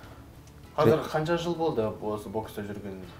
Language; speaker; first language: Kazakh; native; Kazakh